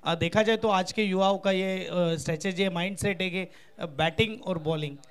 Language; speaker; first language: Hindi; non-native, local second language; Marathi